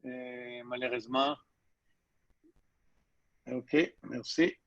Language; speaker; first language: French; non-native, learner; Hebrew